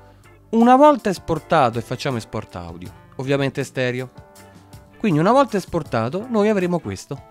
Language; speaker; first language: Italian; native; Italian